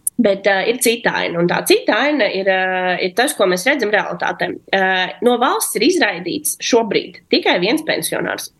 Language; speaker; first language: Latvian; non-native, local second language; Russian